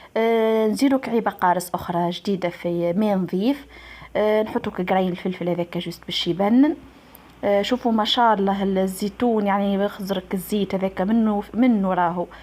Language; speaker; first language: Arabic; native; Arabic